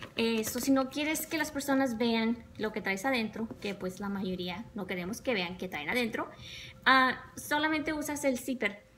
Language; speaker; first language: Spanish; early bilingual, other home language; English